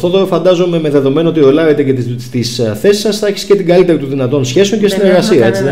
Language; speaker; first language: Greek; native; Greek